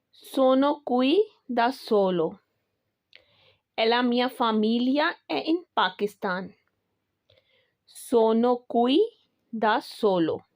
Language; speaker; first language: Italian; non-native, learner; Urdu